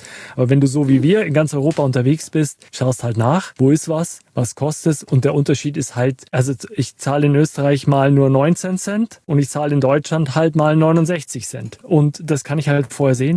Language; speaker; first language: German; native; German